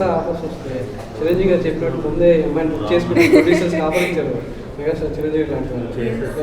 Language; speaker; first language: Telugu; native; Telugu